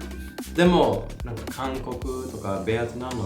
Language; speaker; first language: Japanese; non-native, learner; English